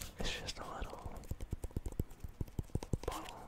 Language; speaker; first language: English; native; English